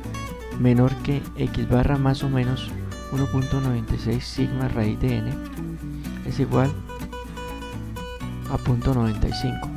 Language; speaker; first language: Spanish; native; Spanish